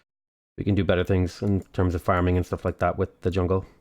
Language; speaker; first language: English; native; English